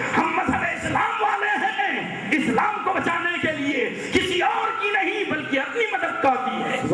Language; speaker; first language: Urdu; native; Urdu